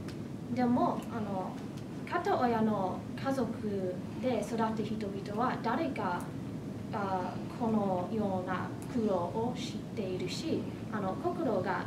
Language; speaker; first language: Japanese; non-native, fluent; English